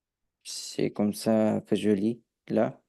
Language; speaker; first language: French; non-native, learner; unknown